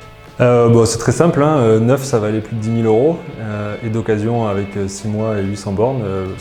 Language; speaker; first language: French; native; French